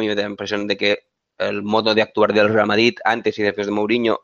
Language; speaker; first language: Spanish; native; Spanish